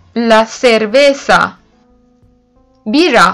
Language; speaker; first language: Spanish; non-native, learner; Turkish